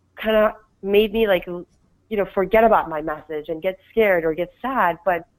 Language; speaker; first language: English; non-native, fluent; Persian